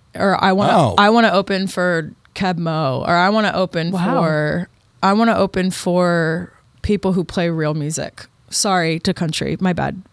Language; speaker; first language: English; native; English